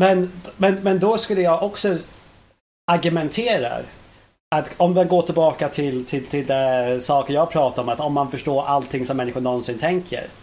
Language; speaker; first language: Swedish; non-native, fluent; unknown